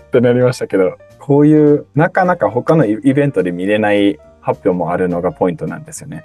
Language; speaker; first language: Japanese; native; Japanese